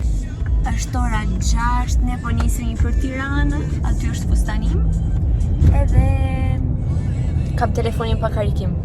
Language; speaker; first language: Albanian; early bilingual, heritage; Albanian